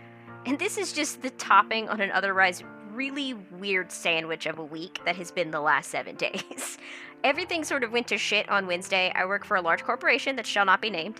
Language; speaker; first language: English; native; English